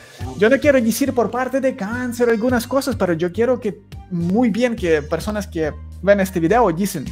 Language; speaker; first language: Spanish; non-native, learner; Ukrainian